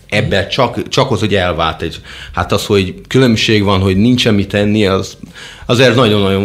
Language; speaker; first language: Hungarian; non-native, fluent; Portuguese